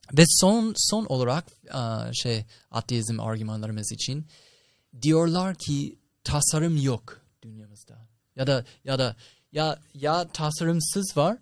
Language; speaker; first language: Turkish; non-native, fluent; English